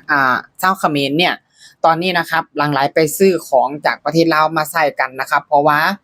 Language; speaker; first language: Thai; non-native, local second language; Lao